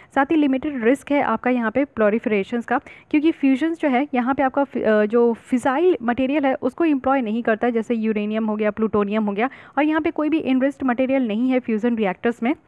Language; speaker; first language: Hindi; native; Hindi